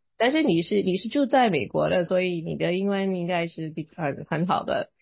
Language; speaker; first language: Chinese; non-native, fluent; English